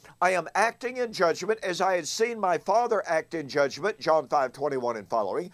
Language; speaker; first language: English; native; English